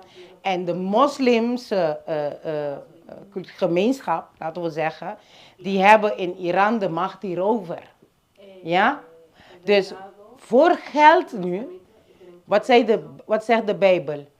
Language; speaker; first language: Dutch; non-native, local second language; Papiamento